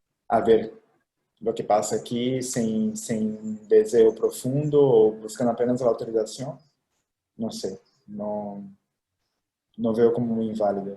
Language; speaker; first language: Spanish; non-native, fluent; Portuguese